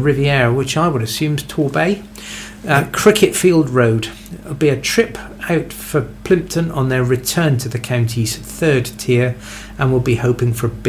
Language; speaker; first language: English; native; English